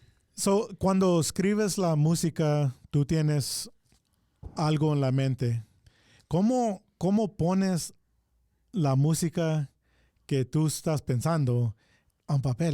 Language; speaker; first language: Spanish; non-native, learner; English